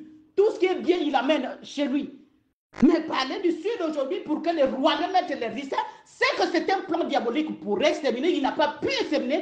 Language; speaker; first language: French; non-native, local second language; Lingala